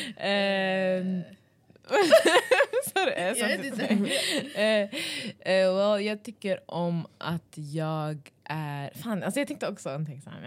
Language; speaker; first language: Swedish; early bilingual, other home language; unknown